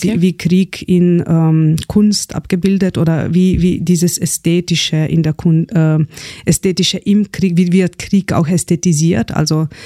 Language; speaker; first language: German; non-native, fluent; Slovenian